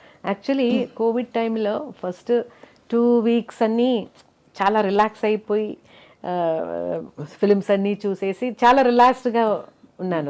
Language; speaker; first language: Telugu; non-native, fluent; Malayalam